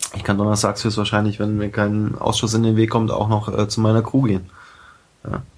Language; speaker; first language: German; native; German